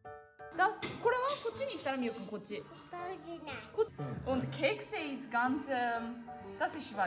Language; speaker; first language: German; non-native, learner; Japanese